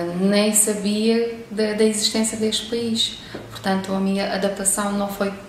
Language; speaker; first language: Portuguese; non-native, fluent; Romanian